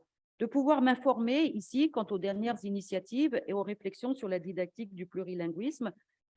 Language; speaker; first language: French; native; French